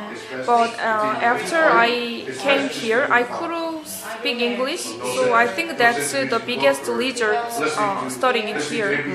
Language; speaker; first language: English; non-native, learner; Korean